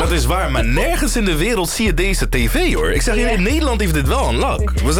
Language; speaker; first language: Dutch; native; Dutch